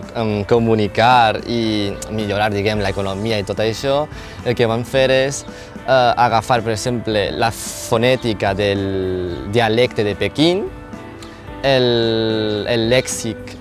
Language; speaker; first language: Catalan; non-native, local second language; Chinese